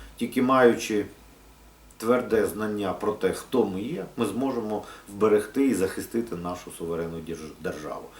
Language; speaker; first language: Ukrainian; non-native, local second language; Russian